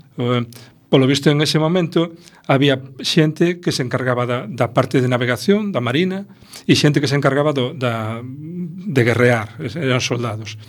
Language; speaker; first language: Galician; non-native, local second language; Spanish